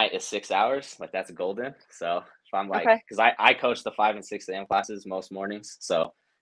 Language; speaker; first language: English; native; English